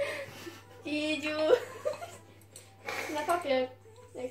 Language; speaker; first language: Polish; early bilingual, heritage; Polish